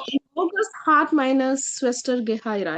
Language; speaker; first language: German; non-native, fluent; Tamil